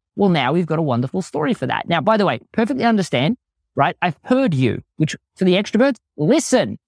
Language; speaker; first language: English; native; English